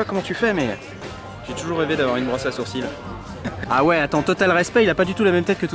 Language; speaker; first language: French; native; French